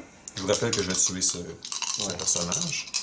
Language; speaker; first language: French; native; French